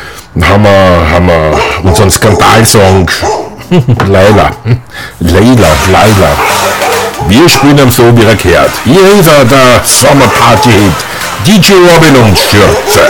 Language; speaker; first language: German; native; German